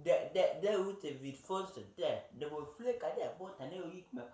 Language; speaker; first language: Swedish; early bilingual, other home language; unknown